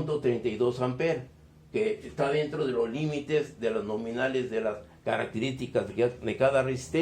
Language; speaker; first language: Spanish; native; Spanish